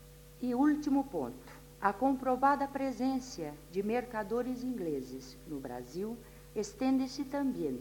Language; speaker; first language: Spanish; non-native, fluent; Portuguese